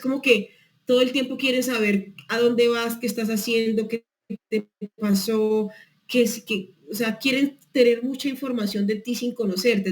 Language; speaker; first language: Spanish; native; Spanish